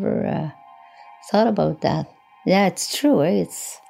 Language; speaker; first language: English; non-native, fluent; French